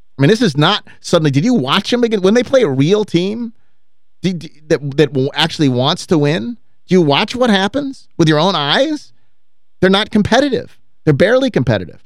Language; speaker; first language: English; native; English